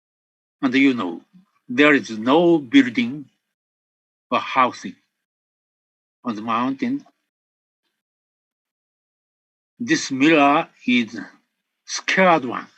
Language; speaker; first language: English; non-native, fluent; Japanese